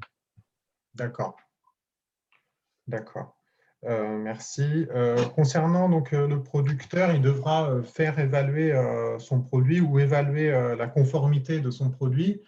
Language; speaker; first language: French; native; French